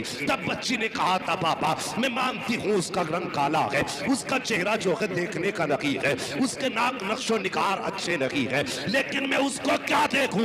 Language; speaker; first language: Urdu; native; Urdu